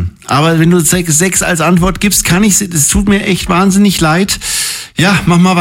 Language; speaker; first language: German; native; German